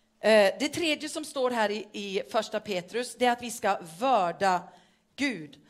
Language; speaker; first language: Swedish; non-native, fluent; Norwegian